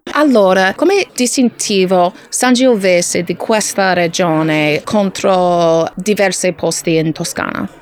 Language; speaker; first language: Italian; non-native, learner; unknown